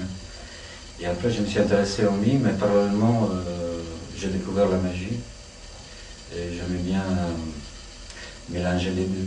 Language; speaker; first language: French; non-native, fluent; Italian